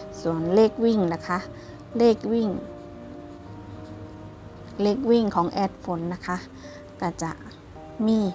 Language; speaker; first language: Thai; non-native, local second language; Northeastern Thai